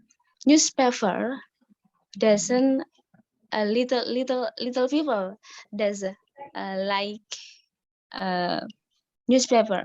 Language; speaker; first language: English; non-native, learner; Indonesian